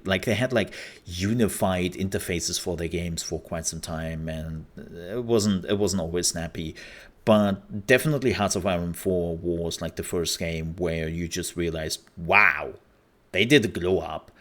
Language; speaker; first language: English; non-native, fluent; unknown